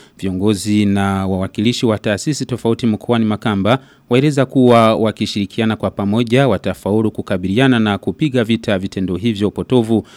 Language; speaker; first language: Swahili; non-native, local second language; Rundi